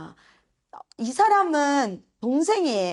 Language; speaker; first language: Korean; non-native, fluent; Spanish